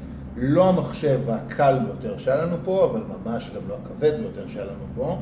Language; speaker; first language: Hebrew; native; Hebrew